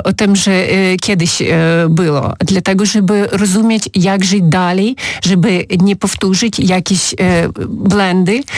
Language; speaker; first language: Polish; non-native, fluent; Ukrainian